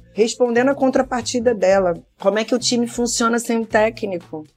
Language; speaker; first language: Portuguese; native; Portuguese